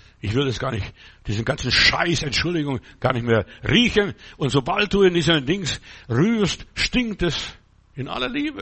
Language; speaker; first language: German; native; German